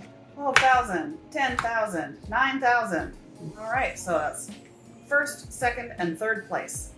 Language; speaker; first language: English; native; English